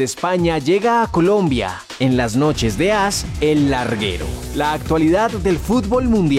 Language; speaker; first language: Spanish; native; Spanish